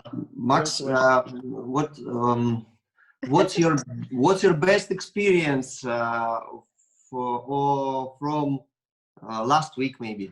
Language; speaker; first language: English; non-native, learner; Russian